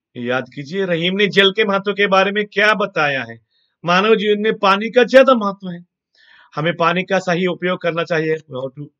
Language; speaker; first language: Hindi; non-native, local second language; Telugu